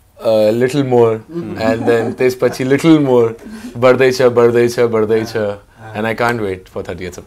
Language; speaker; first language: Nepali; non-native, learner; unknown